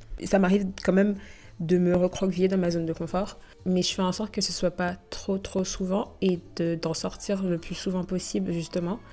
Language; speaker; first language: French; native; French